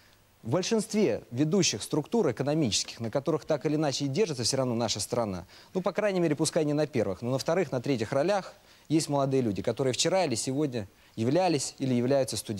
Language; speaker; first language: Russian; native; Russian